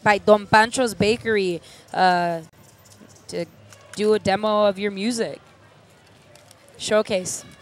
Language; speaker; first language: English; early bilingual, other home language; Spanish